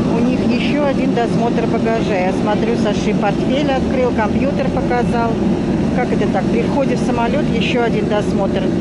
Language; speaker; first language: Russian; native; Russian